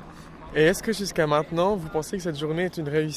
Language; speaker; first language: French; non-native, local second language; German